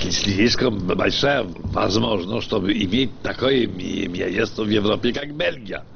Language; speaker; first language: Russian; non-native, fluent; Polish